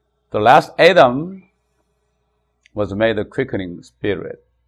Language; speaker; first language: English; non-native, fluent; Korean